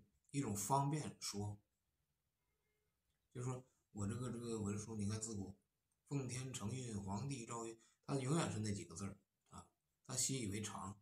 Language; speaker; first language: Chinese; native; Chinese